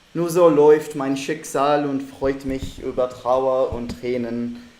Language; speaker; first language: German; non-native, learner; Arabic